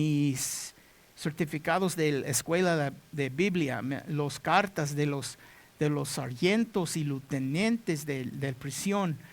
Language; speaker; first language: Spanish; non-native, learner; English